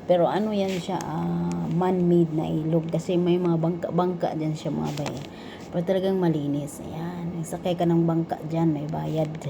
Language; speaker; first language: Filipino; non-native, local second language; Cebuano